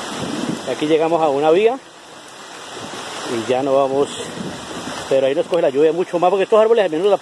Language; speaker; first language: Spanish; native; Spanish